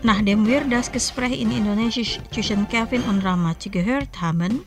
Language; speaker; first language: German; non-native, fluent; Indonesian